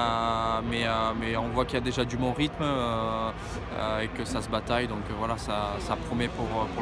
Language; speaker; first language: French; native; French